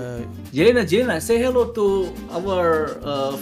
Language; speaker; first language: English; non-native, learner; Indonesian